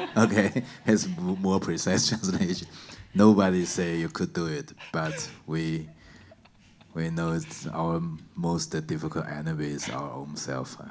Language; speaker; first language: English; non-native, learner; Chinese